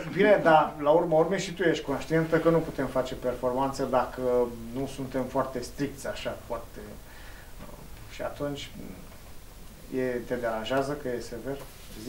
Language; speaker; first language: Romanian; native; Romanian